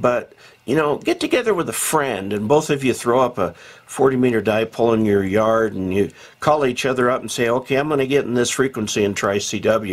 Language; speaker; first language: English; native; English